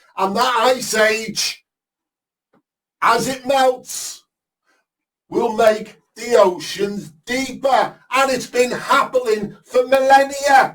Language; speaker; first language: English; native; English